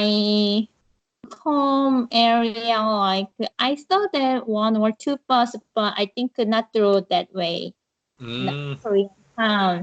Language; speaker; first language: English; non-native, learner; Korean